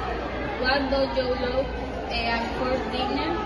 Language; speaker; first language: English; non-native, learner; Spanish